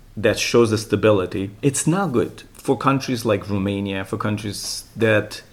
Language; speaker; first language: English; non-native, fluent; Romanian